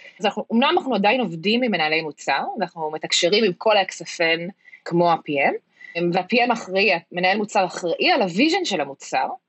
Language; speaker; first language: Hebrew; early bilingual, heritage; Hebrew